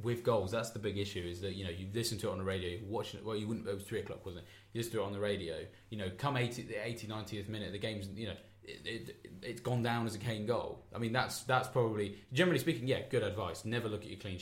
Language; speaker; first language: English; native; English